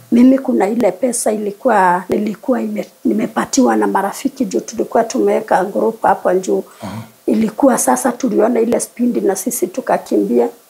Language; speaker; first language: Swahili; non-native, local second language; Kikuyu